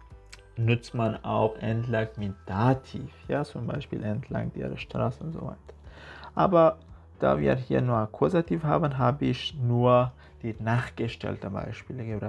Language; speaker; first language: German; non-native, fluent; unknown